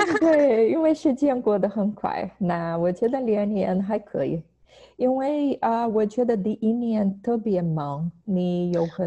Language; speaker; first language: Chinese; non-native, fluent; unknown